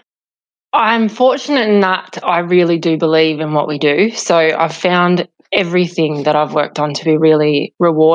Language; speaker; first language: English; native; English